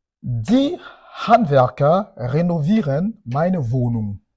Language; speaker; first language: German; non-native, fluent; French